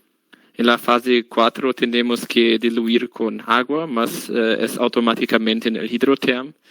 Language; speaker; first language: Spanish; non-native, learner; German